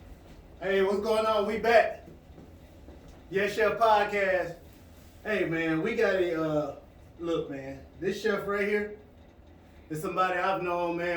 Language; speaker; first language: English; native; English